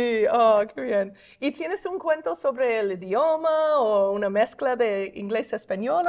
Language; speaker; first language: Spanish; non-native, fluent; English